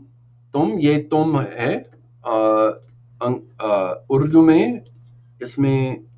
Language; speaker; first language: Hindi; non-native, learner; English